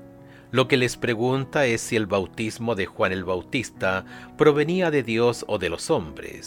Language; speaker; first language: Spanish; native; Spanish